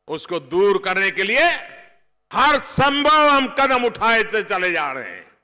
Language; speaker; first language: Hindi; non-native, local second language; Gujarati